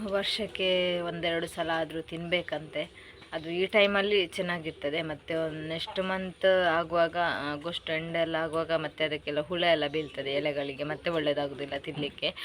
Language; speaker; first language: Kannada; non-native, local second language; Tulu